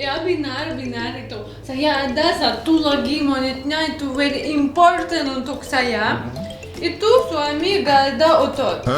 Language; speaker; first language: Indonesian; non-native, learner; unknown